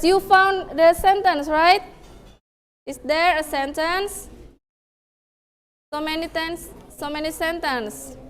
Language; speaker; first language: English; non-native, fluent; Indonesian